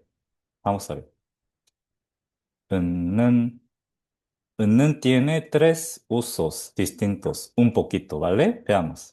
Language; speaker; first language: Spanish; non-native, fluent; Korean